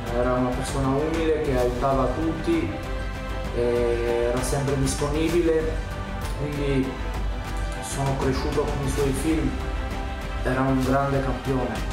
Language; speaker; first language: Italian; early bilingual, other home language; Armenian